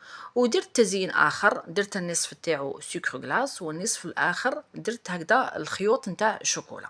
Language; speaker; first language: Arabic; native; Arabic